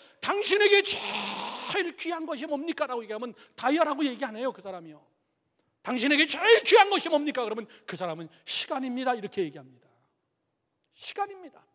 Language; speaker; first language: Korean; native; Korean